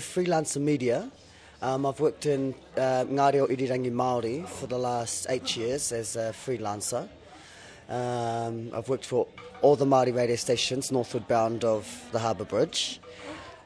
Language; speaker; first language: English; native; English